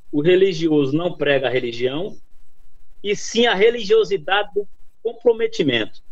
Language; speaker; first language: Portuguese; native; Portuguese